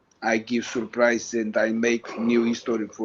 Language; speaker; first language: English; non-native, learner; Georgian